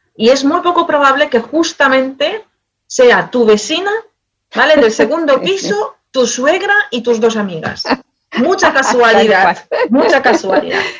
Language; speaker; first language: Spanish; non-native, fluent; Polish